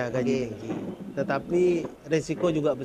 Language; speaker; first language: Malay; early bilingual, heritage; Indonesian